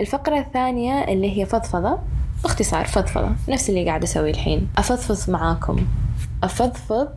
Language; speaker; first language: Arabic; early bilingual, other home language; English